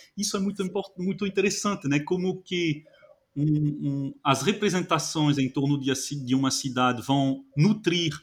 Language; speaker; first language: Portuguese; non-native, fluent; French